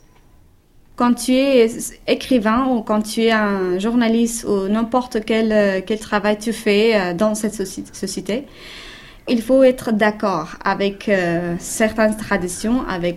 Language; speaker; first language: French; non-native, fluent; Persian